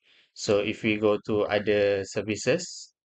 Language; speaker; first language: English; non-native, local second language; Malay